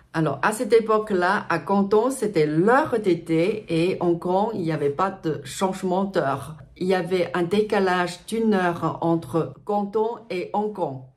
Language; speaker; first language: French; non-native, fluent; Chinese